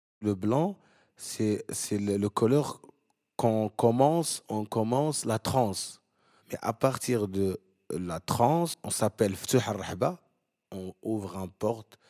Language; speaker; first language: French; non-native, learner; Arabic